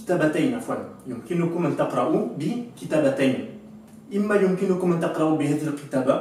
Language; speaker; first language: Arabic; non-native, fluent; French